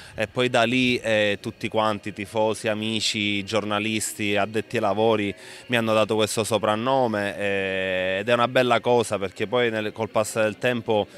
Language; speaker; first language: Italian; native; Italian